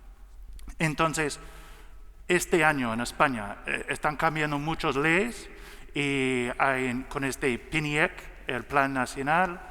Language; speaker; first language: Spanish; non-native, learner; English